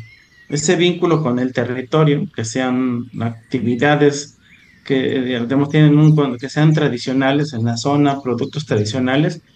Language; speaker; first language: Spanish; native; Spanish